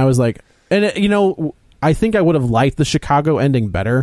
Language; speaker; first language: English; native; English